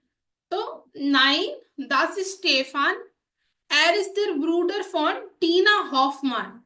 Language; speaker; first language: German; non-native, fluent; Hindi